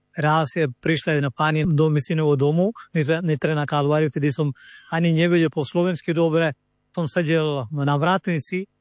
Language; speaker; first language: Slovak; non-native, fluent; Malayalam